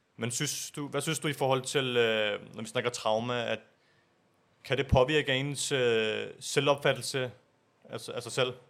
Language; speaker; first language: Danish; early bilingual, other home language; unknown